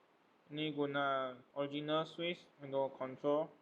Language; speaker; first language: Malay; non-native, local second language; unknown